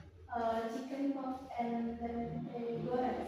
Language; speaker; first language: English; non-native, learner; Indonesian